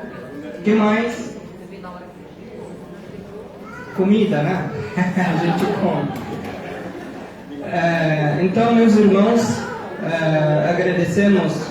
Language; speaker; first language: Portuguese; non-native, fluent; Arabic